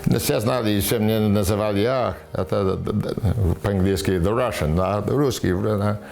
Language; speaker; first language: Russian; early bilingual, heritage; Russian